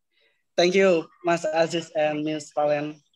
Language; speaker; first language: English; non-native, learner; Indonesian